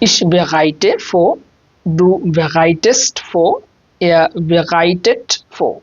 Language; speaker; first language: German; non-native, fluent; Bangla